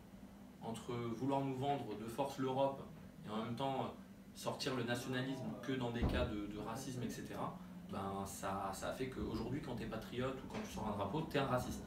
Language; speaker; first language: French; early bilingual, other home language; Arabic